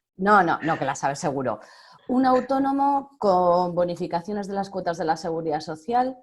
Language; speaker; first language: Spanish; native; Spanish